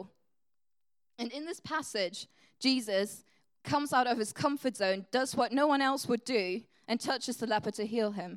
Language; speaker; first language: English; non-native, fluent; German